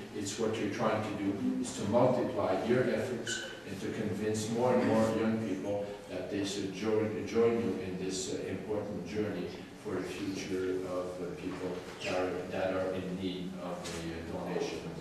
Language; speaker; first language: English; non-native, fluent; French